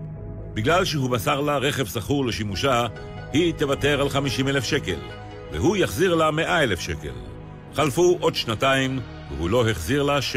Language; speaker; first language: Hebrew; native; Hebrew